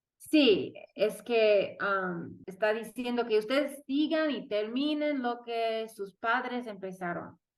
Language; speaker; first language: Spanish; non-native, fluent; English